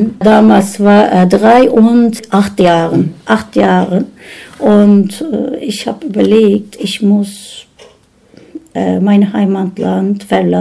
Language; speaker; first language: German; non-native, learner; Turkish